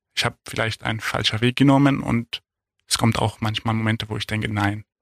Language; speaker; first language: German; non-native, fluent; Arabic